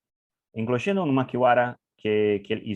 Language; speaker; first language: Spanish; non-native, learner; English